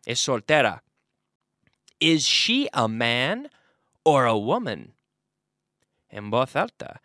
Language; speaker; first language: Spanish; non-native, fluent; English